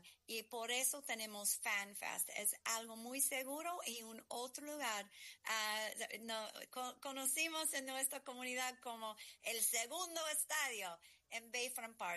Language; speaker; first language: Spanish; non-native, learner; English